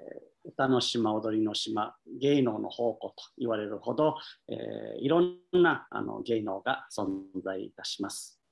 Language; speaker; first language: Japanese; native; Japanese